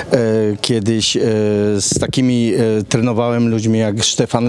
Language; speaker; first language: Polish; early bilingual, heritage; Polish